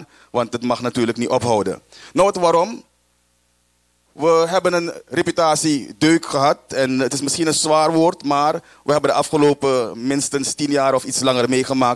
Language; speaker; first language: Dutch; native; Dutch